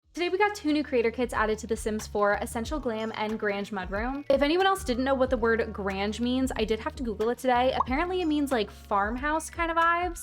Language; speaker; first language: English; native; English